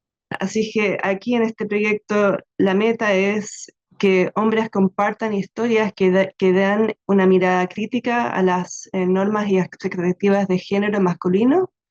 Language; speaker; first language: Spanish; non-native, fluent; English